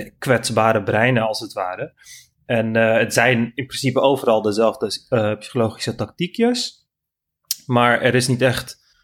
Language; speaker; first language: Dutch; non-native, fluent; Turkish